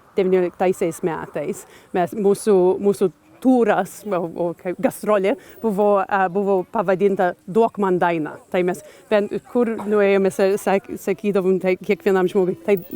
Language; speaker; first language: Lithuanian; early bilingual, heritage; English